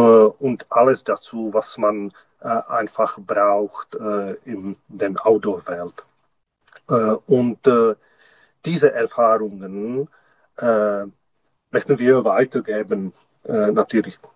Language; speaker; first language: German; non-native, learner; Czech